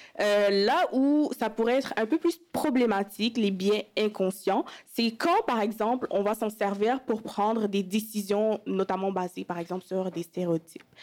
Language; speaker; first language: French; early bilingual, other home language; Wolof